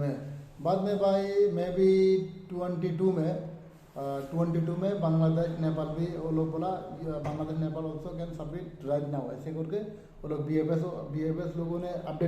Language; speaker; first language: Hindi; non-native, learner; Bangla